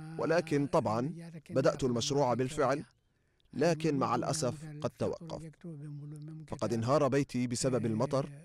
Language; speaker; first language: Arabic; non-native, fluent; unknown